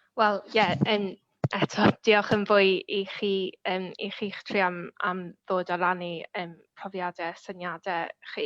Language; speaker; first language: Welsh; native; Welsh